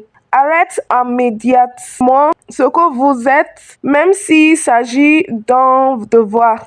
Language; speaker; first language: French; non-native, learner; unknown